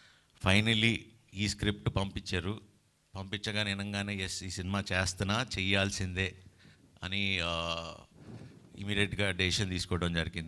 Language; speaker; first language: Telugu; native; Telugu